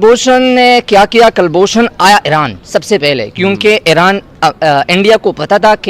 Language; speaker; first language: Hindi; non-native, local second language; Pashto